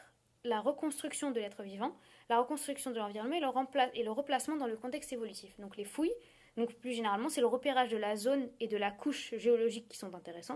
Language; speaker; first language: French; native; French